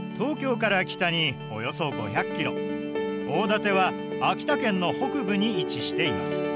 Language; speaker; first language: Japanese; non-native, fluent; English